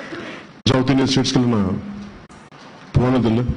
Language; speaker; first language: Tamil; non-native, local second language; Telugu